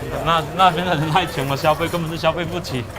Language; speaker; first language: Chinese; native; Chinese